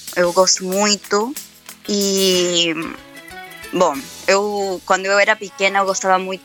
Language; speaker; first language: Portuguese; non-native, fluent; Spanish